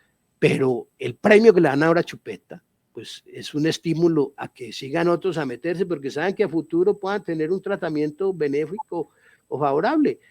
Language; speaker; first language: Spanish; native; Spanish